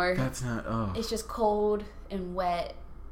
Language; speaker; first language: English; native; English